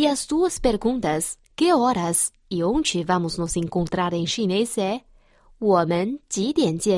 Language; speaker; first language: Portuguese; non-native, fluent; Chinese